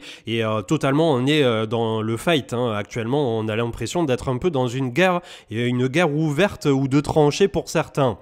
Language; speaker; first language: French; native; French